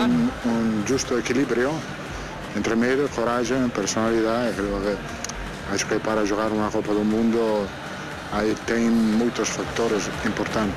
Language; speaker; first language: Portuguese; non-native, fluent; Italian